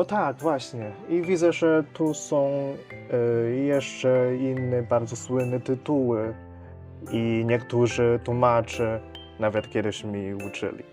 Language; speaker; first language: Polish; non-native, fluent; Chinese